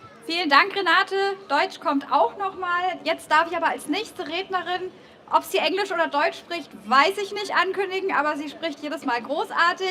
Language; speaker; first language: German; native; German